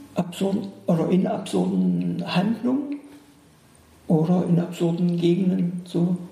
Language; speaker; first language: German; native; German